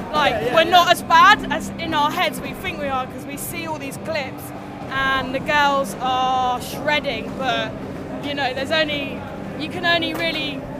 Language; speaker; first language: English; native; English